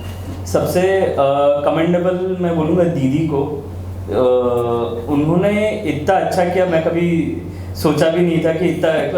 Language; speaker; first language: Hindi; native; Hindi